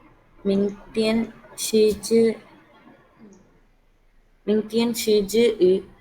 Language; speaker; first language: Chinese; non-native, learner; Tamil